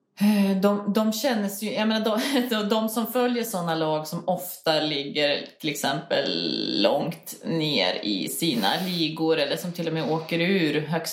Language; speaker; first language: Swedish; native; Swedish